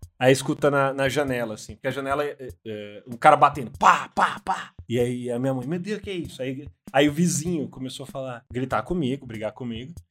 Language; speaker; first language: Portuguese; native; Portuguese